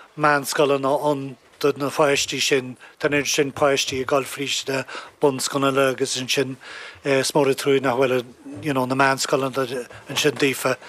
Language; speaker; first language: Irish; native; Irish